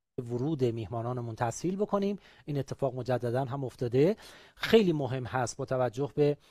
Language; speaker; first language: Persian; native; Persian